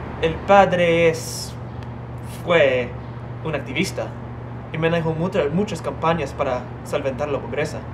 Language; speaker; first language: Spanish; non-native, learner; English